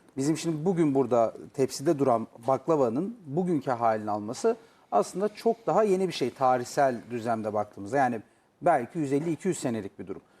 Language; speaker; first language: Turkish; native; Turkish